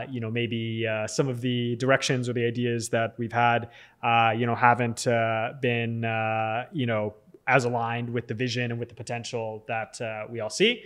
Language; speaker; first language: English; native; English